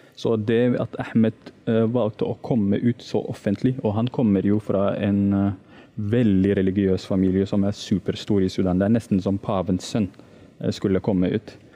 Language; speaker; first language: Norwegian; non-native, fluent; Arabic